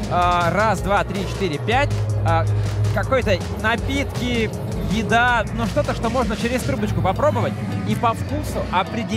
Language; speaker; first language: Russian; native; Russian